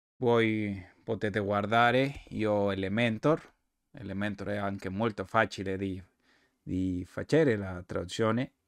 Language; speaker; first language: Italian; non-native, learner; Spanish